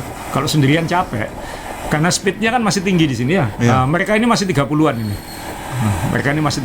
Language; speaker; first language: Indonesian; native; Indonesian